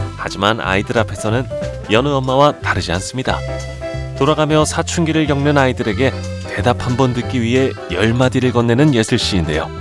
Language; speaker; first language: Korean; native; Korean